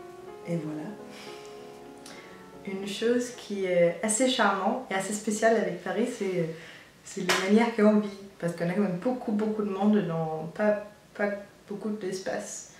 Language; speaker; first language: French; non-native, fluent; Danish